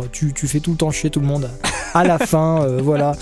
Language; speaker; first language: French; native; French